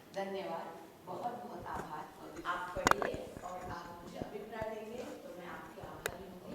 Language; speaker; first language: Hindi; non-native, local second language; Marathi